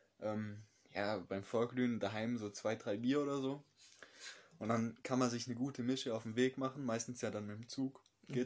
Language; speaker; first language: German; native; German